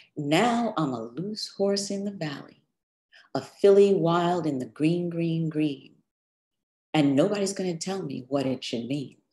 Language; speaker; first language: English; native; English